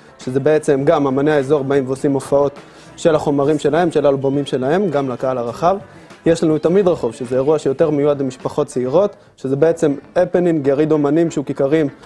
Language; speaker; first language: Hebrew; native; Hebrew